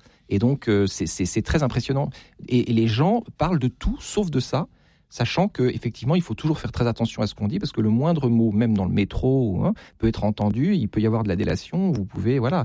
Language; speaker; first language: French; native; French